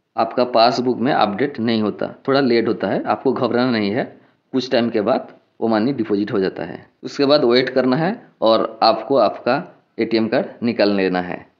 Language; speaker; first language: Hindi; non-native, local second language; Bangla